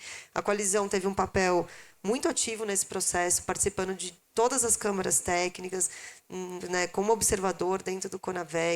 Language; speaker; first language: Portuguese; native; Portuguese